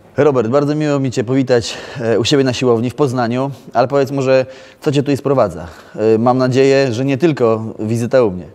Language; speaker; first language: Polish; native; Polish